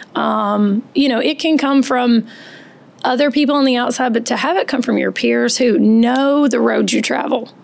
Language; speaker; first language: English; native; English